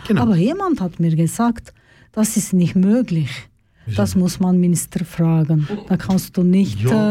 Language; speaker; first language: German; non-native, learner; Turkish